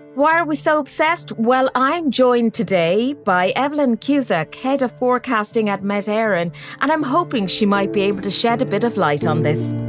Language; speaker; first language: English; native; English